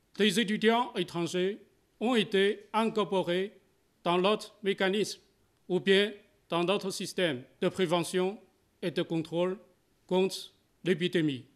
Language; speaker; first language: French; non-native, fluent; Chinese